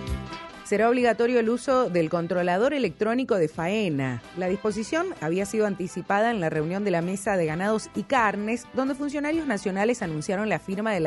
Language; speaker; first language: Spanish; native; Spanish